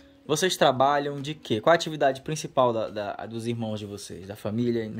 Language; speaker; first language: Portuguese; native; Portuguese